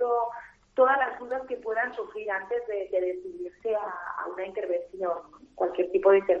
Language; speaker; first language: Spanish; native; Spanish